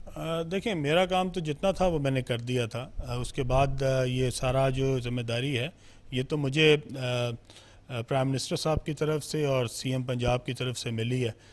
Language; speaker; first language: Urdu; non-native, local second language; Punjabi